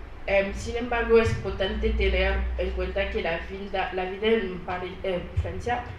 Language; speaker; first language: Spanish; non-native, learner; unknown